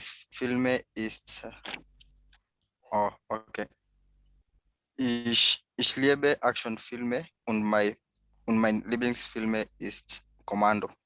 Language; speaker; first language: German; non-native, learner; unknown